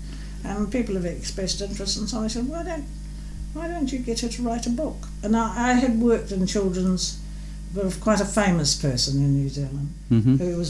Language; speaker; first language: English; native; English